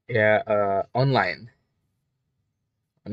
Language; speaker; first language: English; non-native, learner; Indonesian